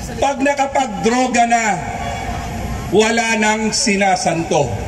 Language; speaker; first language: Filipino; native; Filipino